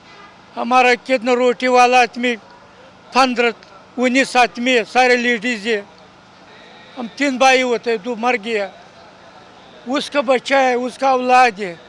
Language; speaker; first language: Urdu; non-native, local second language; Pashto